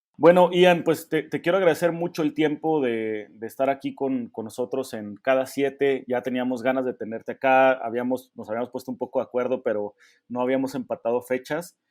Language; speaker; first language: Spanish; native; Spanish